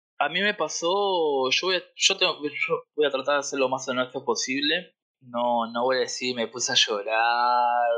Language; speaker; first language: Spanish; native; Spanish